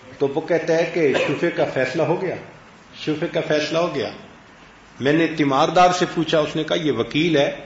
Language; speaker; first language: Urdu; native; Urdu